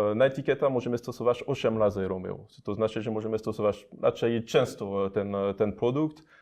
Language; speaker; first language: Polish; non-native, learner; French